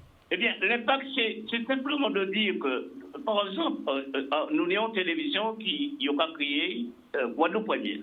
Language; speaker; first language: French; native; French